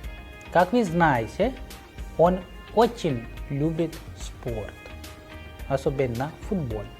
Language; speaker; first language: Russian; non-native, fluent; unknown